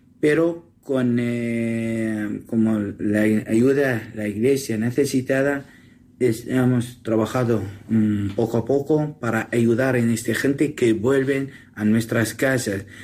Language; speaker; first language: Spanish; non-native, learner; Assyrian Neo-Aramaic